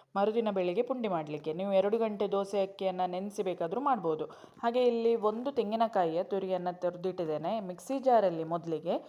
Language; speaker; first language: Kannada; non-native, local second language; Konkani